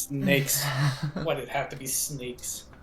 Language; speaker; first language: English; native; English